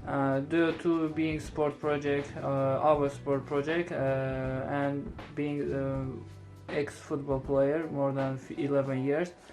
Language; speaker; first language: English; non-native, learner; Azerbaijani